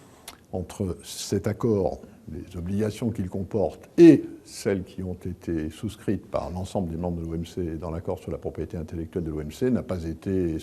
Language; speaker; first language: French; native; French